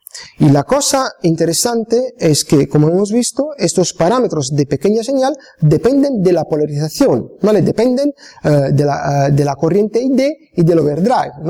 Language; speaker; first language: Spanish; non-native, fluent; Italian